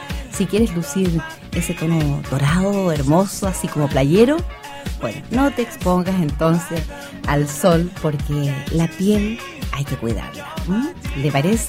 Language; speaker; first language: Spanish; native; Spanish